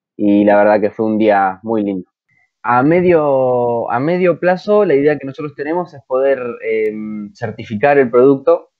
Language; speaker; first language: Spanish; native; Spanish